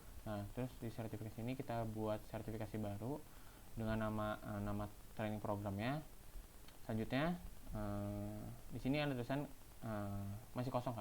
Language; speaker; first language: Indonesian; native; Indonesian